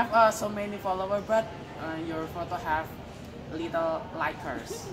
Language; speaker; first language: English; non-native, learner; Indonesian